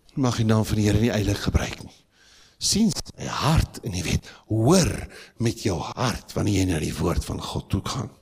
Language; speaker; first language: Afrikaans; native; Afrikaans